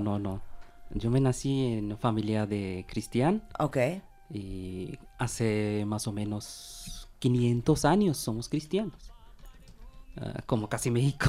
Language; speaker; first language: Spanish; non-native, learner; Bangla